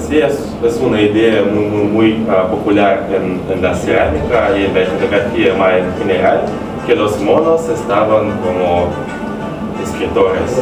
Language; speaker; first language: Spanish; non-native, fluent; Russian